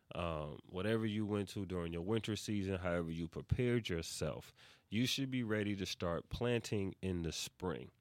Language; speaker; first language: English; native; English